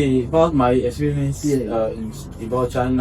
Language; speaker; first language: English; non-native, learner; French